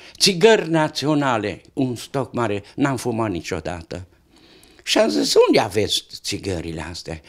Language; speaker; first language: Romanian; native; Romanian